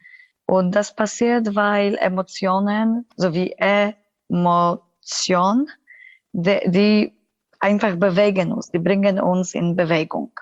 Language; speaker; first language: German; non-native, fluent; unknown